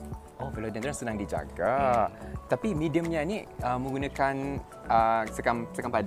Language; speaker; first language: Malay; native; Malay